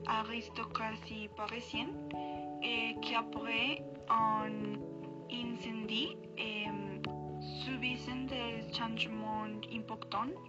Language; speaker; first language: French; non-native, learner; Spanish